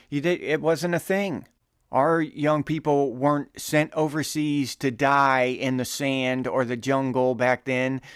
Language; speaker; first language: English; native; English